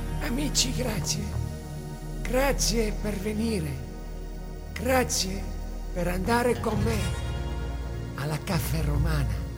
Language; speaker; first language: Italian; non-native, learner; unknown